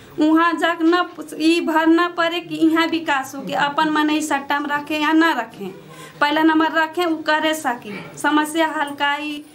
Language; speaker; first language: Bhojpuri; native; Bhojpuri